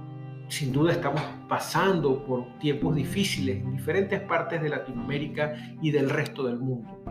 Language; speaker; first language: Spanish; native; Spanish